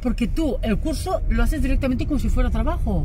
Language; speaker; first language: Spanish; native; Spanish